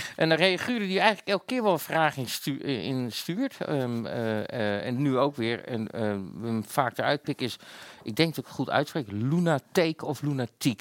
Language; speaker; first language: Dutch; native; Dutch